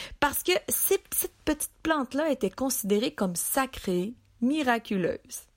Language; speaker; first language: French; native; French